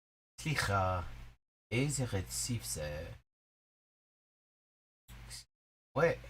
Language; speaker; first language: Hebrew; non-native, learner; English